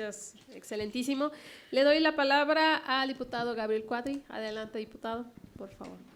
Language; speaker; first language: Spanish; native; Spanish